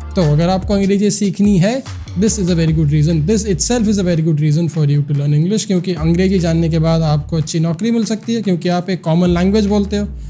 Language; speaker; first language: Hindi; non-native, local second language; Bangla